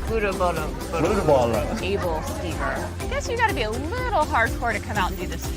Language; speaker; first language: English; native; English